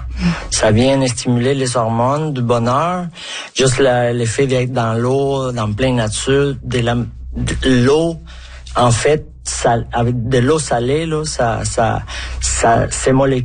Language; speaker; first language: French; non-native, fluent; Spanish